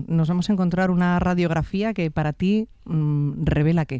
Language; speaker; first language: Spanish; native; Spanish